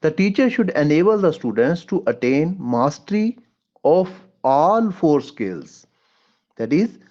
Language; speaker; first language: English; non-native, local second language; Punjabi